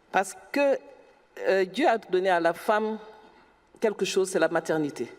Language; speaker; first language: French; non-native, local second language; Wolof